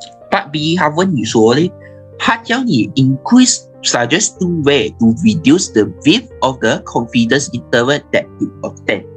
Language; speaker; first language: English; non-native, local second language; Chinese